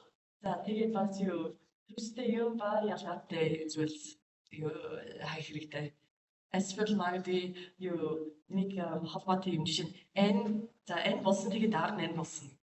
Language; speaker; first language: Mongolian; non-native, learner; English